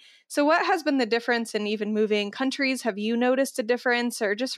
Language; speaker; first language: English; native; English